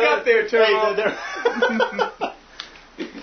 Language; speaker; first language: English; native; English